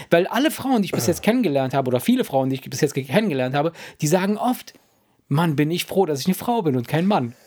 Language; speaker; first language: German; early bilingual, other home language; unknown